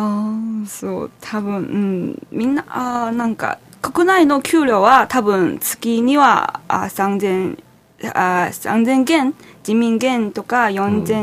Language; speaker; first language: Japanese; non-native, fluent; Chinese